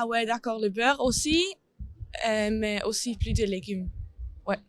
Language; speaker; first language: French; non-native, learner; German